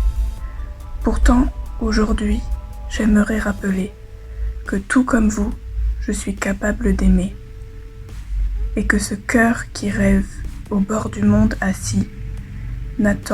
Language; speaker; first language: French; native; French